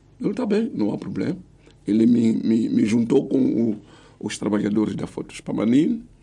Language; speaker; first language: Portuguese; non-native, local second language; Tsonga